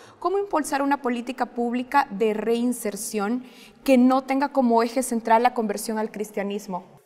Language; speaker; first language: Spanish; native; Spanish